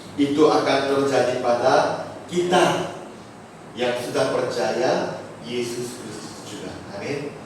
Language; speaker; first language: Indonesian; non-native, fluent; Korean